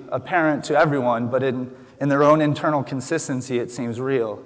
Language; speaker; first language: English; native; English